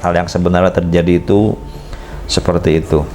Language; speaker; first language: Indonesian; native; Indonesian